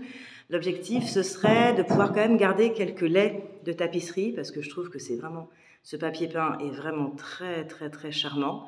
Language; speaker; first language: French; native; French